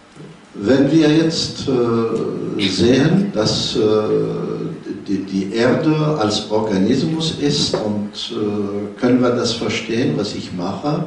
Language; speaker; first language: German; non-native, fluent; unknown